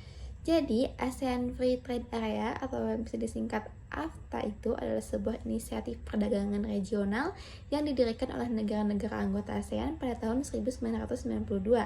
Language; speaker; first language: Indonesian; native; Indonesian